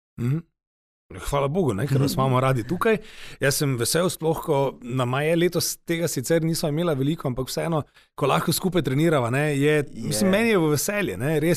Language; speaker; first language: Slovenian; native; Slovenian